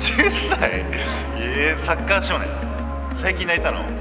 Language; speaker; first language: Japanese; native; Japanese